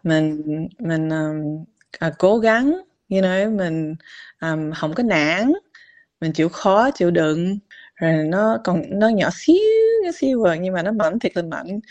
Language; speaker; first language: Vietnamese; early bilingual, heritage; Vietnamese